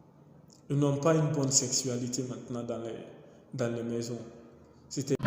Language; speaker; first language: French; non-native, local second language; Mandingo